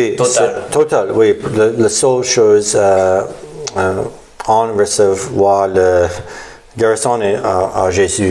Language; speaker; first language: French; non-native, learner; English